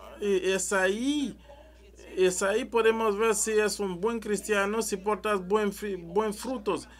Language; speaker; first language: Spanish; non-native, learner; French